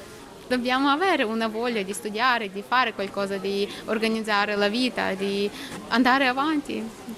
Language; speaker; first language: Italian; non-native, learner; Ukrainian